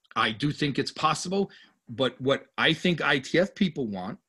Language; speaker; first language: English; native; English